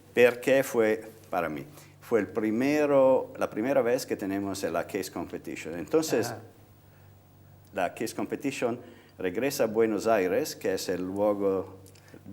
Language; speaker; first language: Spanish; non-native, fluent; Italian